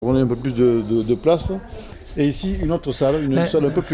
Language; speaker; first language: French; native; French